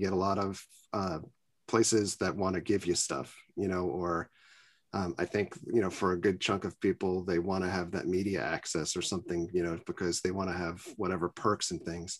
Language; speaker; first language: English; native; English